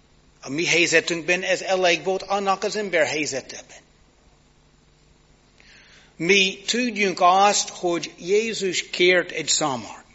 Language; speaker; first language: Hungarian; non-native, fluent; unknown